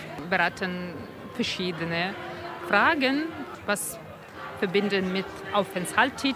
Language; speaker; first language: German; non-native, learner; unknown